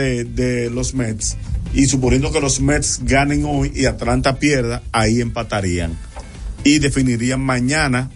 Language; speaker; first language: Spanish; native; Spanish